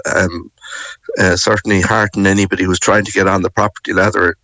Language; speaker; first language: English; native; English